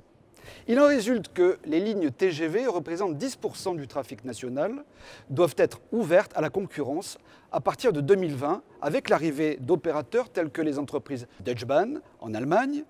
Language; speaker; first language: French; native; French